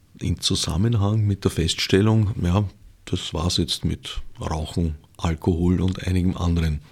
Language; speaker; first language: German; native; German